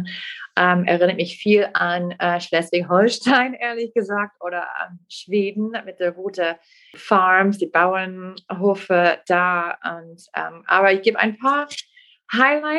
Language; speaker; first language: German; non-native, fluent; English